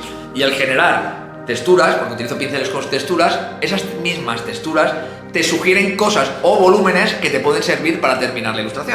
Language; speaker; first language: Spanish; native; Spanish